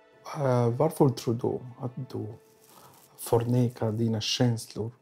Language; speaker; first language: Swedish; non-native, learner; Arabic